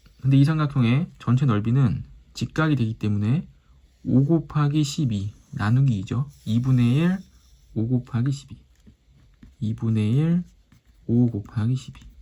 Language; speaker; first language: Korean; native; Korean